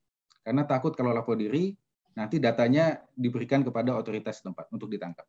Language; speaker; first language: Indonesian; native; Indonesian